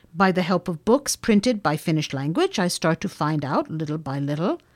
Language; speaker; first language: English; non-native, fluent; Finnish